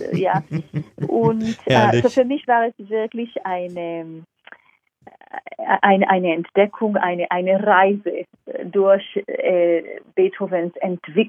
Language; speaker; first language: German; non-native, fluent; Hebrew